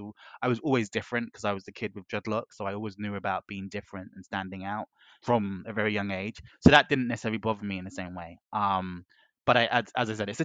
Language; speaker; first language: English; native; English